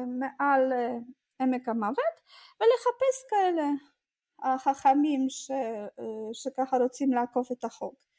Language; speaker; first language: Hebrew; non-native, fluent; Russian